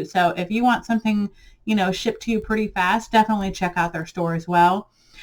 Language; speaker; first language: English; native; English